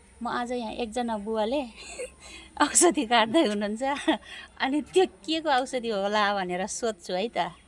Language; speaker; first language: Nepali; non-native, local second language; Gurung